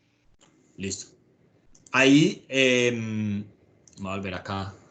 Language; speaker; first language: Spanish; native; Spanish